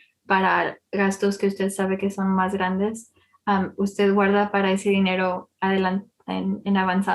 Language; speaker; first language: Spanish; early bilingual, heritage; Spanish